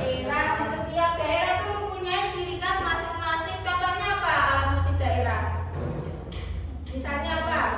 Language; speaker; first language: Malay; non-native, local second language; Javanese